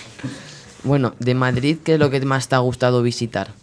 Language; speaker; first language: Spanish; native; Spanish